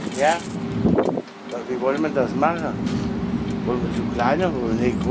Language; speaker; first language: German; native; German